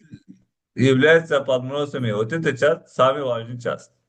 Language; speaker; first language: Russian; non-native, local second language; Uzbek